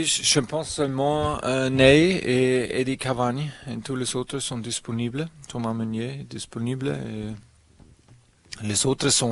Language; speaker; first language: French; non-native, fluent; German